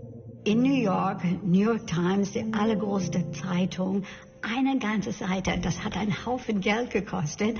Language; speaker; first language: German; non-native, fluent; English